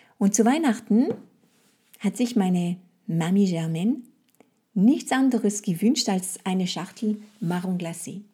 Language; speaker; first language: German; non-native, fluent; French